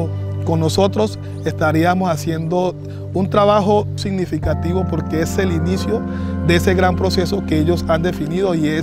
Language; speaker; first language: Spanish; native; Spanish